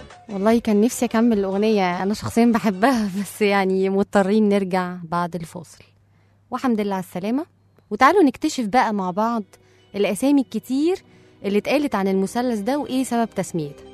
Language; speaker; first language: Arabic; native; Arabic